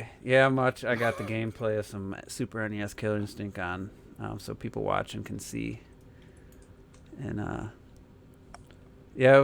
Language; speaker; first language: English; native; English